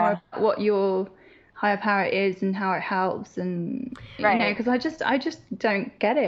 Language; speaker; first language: English; native; English